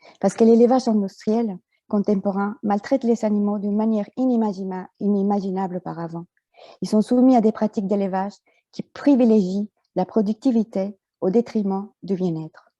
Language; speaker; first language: French; non-native, fluent; Spanish